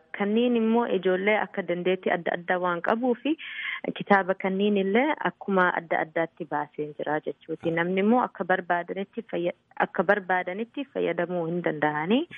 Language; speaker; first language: Oromo; early bilingual, heritage; Oromo